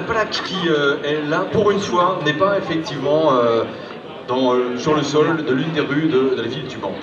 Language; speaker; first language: French; native; French